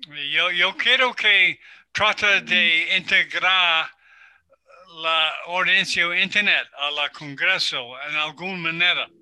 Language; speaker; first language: Spanish; non-native, learner; English